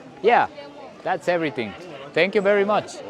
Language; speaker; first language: English; non-native, learner; Spanish